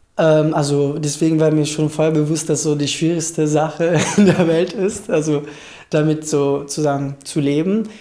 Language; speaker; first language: German; non-native, fluent; Italian